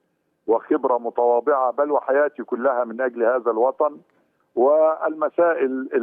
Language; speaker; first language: Arabic; native; Arabic